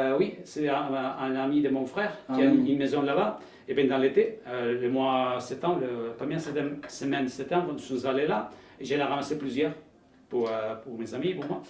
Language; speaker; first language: French; non-native, fluent; Spanish